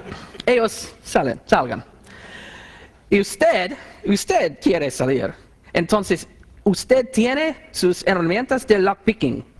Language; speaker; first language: Spanish; non-native, learner; English